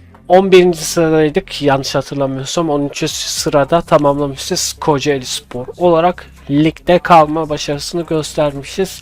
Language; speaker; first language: Turkish; native; Turkish